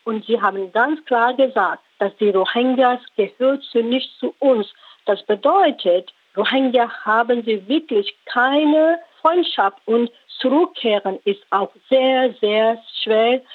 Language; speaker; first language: German; non-native, learner; Rohingya